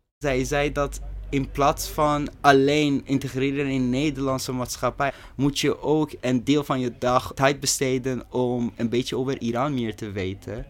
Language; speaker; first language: Dutch; non-native, fluent; Persian